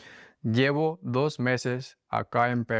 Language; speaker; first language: Spanish; non-native, fluent; English